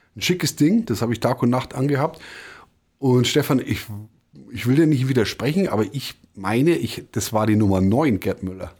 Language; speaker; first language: German; native; German